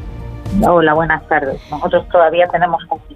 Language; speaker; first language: Spanish; native; Spanish